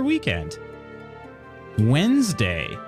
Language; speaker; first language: English; native; English